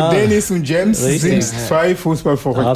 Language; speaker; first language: German; non-native, fluent; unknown